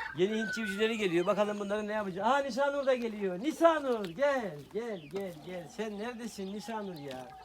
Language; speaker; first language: Turkish; native; Turkish